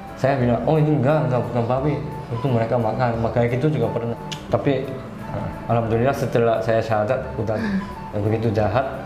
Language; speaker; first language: Indonesian; non-native, fluent; Korean